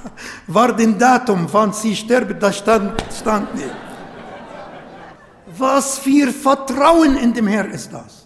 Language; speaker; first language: German; non-native, fluent; Arabic